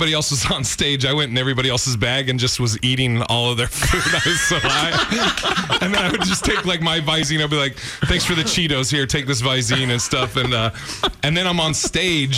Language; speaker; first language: English; native; English